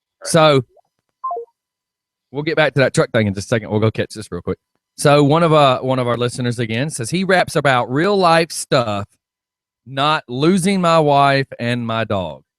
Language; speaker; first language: English; native; English